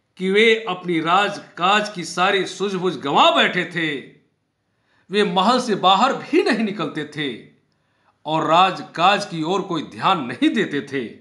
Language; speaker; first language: Hindi; native; Hindi